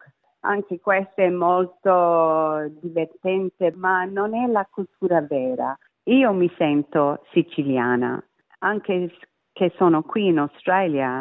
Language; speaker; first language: Italian; early bilingual, heritage; Italian